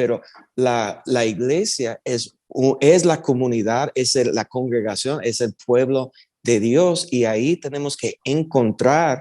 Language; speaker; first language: Spanish; early bilingual, heritage; Spanish